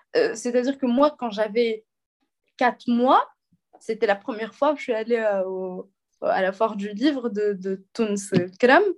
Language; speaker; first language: French; non-native, local second language; Arabic